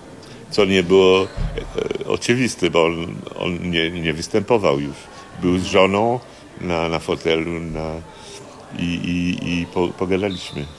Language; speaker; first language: Polish; non-native, fluent; French